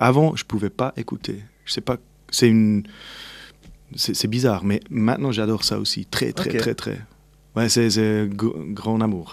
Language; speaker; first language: French; non-native, local second language; Swiss German